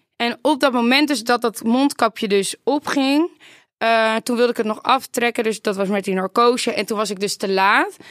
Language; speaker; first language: Dutch; native; Dutch